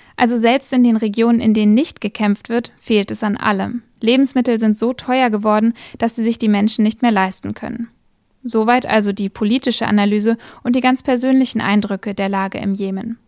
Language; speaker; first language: German; native; German